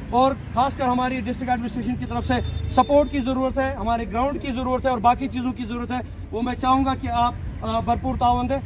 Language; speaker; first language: Urdu; non-native, local second language; Kashmiri